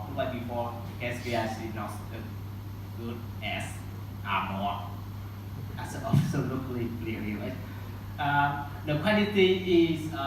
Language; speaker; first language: English; non-native, learner; Vietnamese